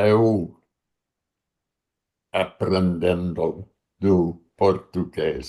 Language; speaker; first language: Portuguese; non-native, learner; English